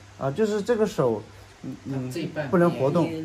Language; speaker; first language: Chinese; native; Chinese